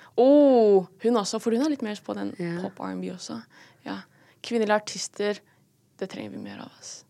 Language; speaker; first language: Norwegian; early bilingual, other home language; Filipino